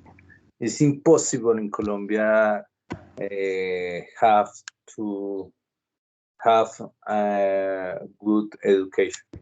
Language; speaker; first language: English; non-native, learner; Spanish